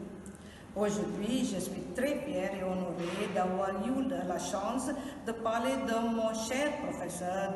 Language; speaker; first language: French; non-native, fluent; Tamil